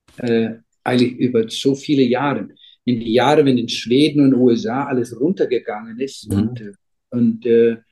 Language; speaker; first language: German; non-native, fluent; Icelandic